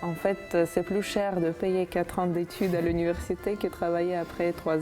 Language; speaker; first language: French; non-native, fluent; Uzbek